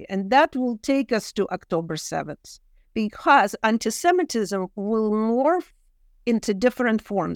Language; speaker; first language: English; non-native, fluent; Russian